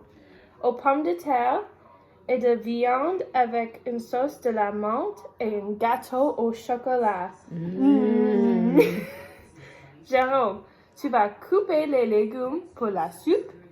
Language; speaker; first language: French; non-native, learner; English